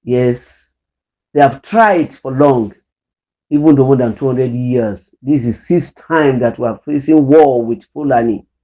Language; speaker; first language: English; non-native, local second language; Yoruba